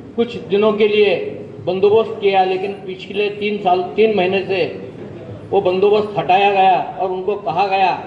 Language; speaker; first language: Hindi; non-native, local second language; Marathi